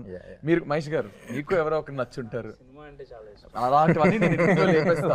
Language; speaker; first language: Telugu; native; Telugu